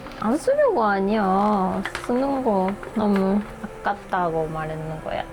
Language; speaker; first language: Korean; non-native, learner; Japanese